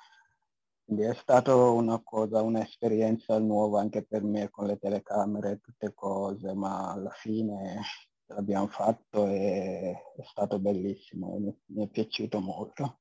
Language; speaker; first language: Italian; non-native, fluent; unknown